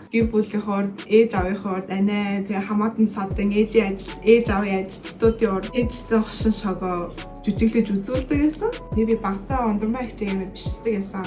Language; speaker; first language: Mongolian; early bilingual, heritage; Mongolian